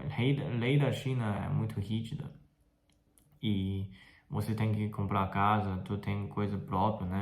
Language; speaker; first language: Portuguese; non-native, fluent; Chinese